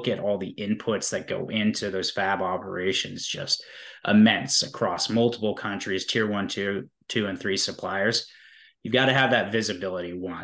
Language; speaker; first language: English; native; English